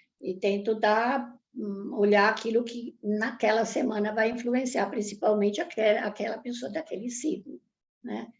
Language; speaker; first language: Portuguese; early bilingual, other home language; Italian